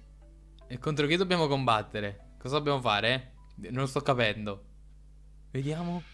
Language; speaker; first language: Italian; native; Italian